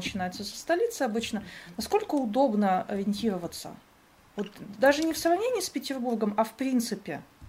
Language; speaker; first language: Russian; native; Russian